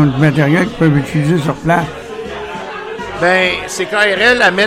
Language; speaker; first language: French; native; French